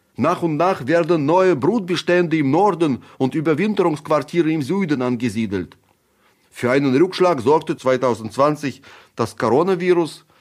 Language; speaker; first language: German; non-native, fluent; Russian